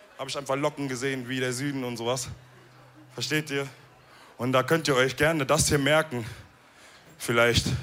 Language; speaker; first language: German; early bilingual, other home language; Wolof